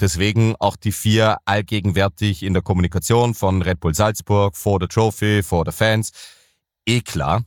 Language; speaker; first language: German; native; German